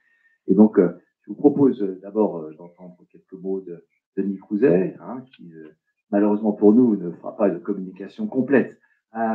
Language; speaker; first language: French; native; French